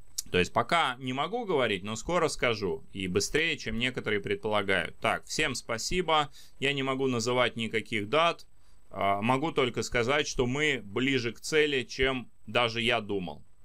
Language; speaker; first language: Russian; native; Russian